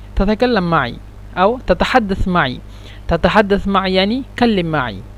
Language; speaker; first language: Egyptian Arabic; non-native, learner; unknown